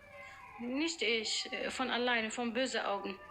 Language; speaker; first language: German; non-native, fluent; Arabic